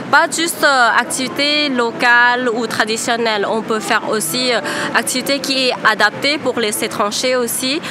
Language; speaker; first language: French; non-native, fluent; Thai